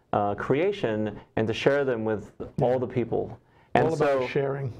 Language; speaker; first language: English; native; English